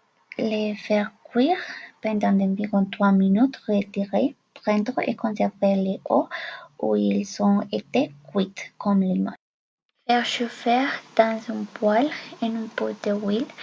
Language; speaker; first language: French; non-native, learner; Spanish